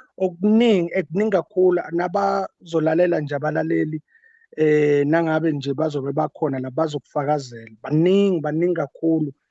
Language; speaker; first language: Zulu; native; Zulu